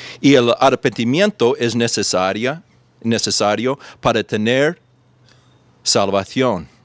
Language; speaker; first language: Spanish; non-native, fluent; English